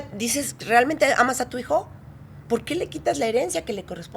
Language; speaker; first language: Spanish; native; Spanish